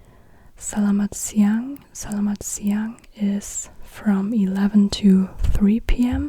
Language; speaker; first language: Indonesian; non-native, learner; German